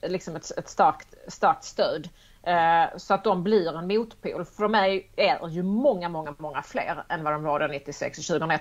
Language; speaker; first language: Swedish; native; Swedish